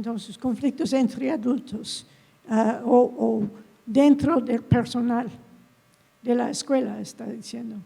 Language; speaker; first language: Spanish; non-native, fluent; English